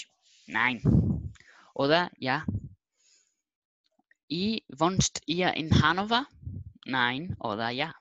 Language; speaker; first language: German; non-native, learner; Portuguese